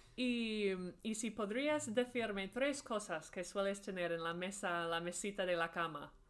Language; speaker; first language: Spanish; non-native, fluent; English